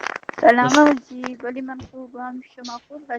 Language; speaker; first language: Persian; non-native, learner; Urdu